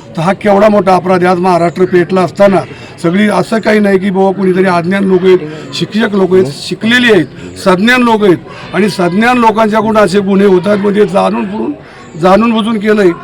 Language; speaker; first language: Marathi; native; Marathi